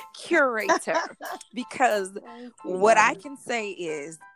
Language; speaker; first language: English; native; English